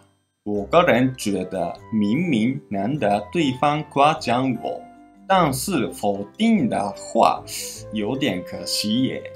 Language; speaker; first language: Chinese; non-native, fluent; Japanese